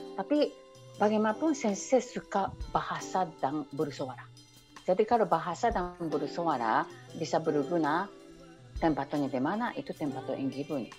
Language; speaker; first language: Indonesian; non-native, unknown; Japanese